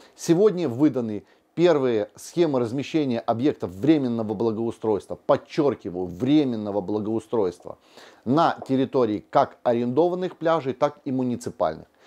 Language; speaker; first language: Russian; native; Russian